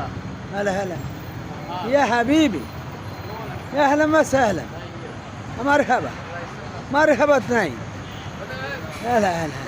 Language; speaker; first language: Arabic; non-native, learner; Malayalam